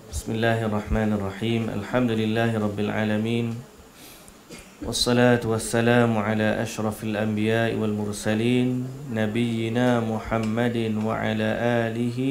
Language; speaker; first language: Arabic; non-native, fluent; Malay